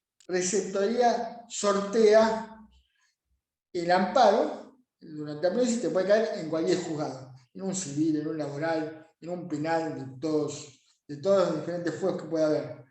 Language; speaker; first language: Spanish; native; Spanish